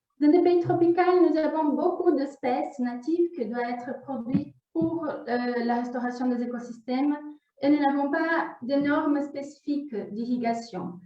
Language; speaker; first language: French; non-native, fluent; Portuguese